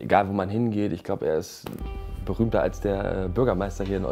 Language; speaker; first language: German; native; German